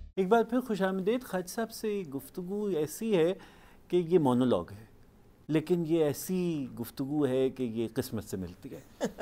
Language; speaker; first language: Urdu; native; Urdu